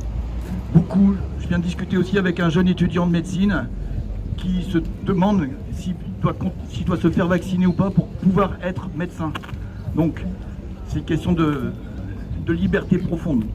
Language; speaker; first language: French; native; French